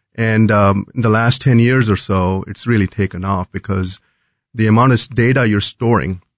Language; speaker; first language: English; non-native, local second language; Hindi